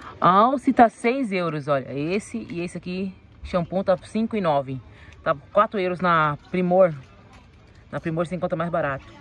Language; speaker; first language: Portuguese; native; Portuguese